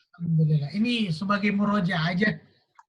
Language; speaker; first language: Indonesian; native; Indonesian